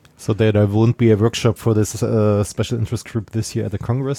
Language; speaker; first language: English; non-native, fluent; German